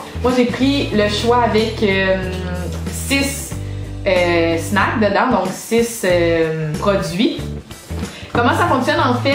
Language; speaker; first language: French; native; French